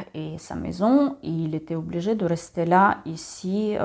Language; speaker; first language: French; non-native, learner; Ukrainian